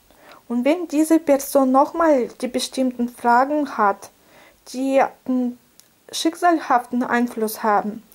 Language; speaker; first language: German; non-native, fluent; Russian